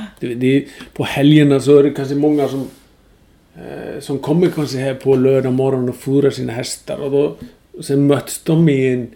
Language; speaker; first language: Swedish; non-native, fluent; Icelandic